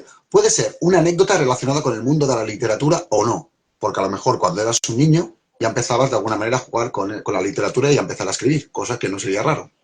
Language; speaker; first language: Spanish; native; Spanish